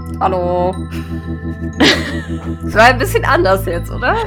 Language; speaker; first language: German; native; German